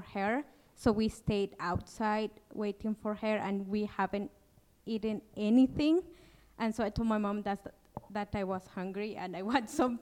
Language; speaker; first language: English; non-native, fluent; Kaqchikel